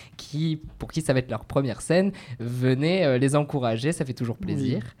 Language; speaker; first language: French; native; French